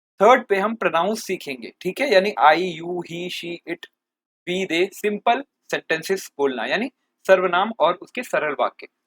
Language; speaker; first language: Hindi; native; Hindi